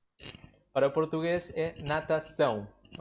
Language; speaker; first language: Portuguese; non-native, fluent; Spanish